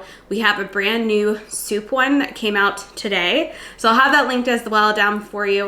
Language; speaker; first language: English; native; English